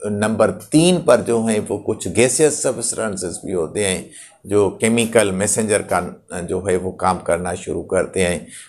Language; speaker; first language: Urdu; non-native, local second language; Sindhi